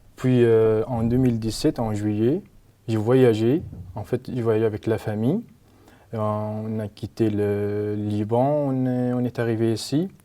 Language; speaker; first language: French; non-native, learner; Arabic